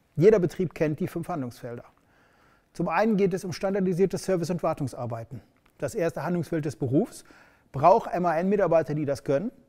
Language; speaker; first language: German; native; German